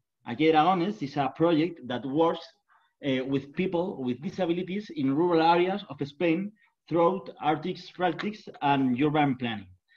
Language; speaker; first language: English; non-native, learner; Spanish